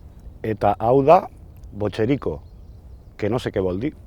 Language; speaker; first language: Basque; non-native, learner; Catalan